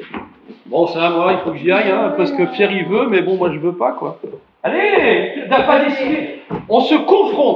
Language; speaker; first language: French; native; French